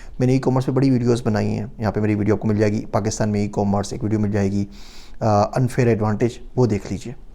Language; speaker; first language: Urdu; native; Urdu